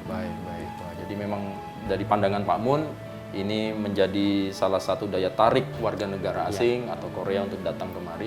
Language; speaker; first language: Indonesian; native; Indonesian